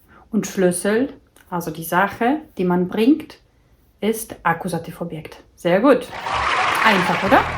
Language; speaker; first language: German; non-native, fluent; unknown